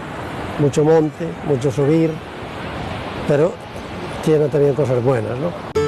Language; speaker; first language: Spanish; non-native, fluent; English